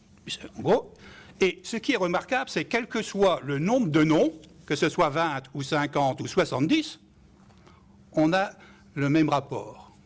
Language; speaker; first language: French; native; French